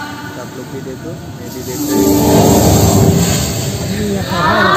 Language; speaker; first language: Hindi; non-native, fluent; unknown